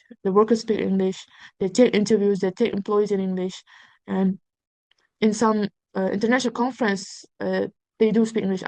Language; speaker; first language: English; non-native, fluent; Uzbek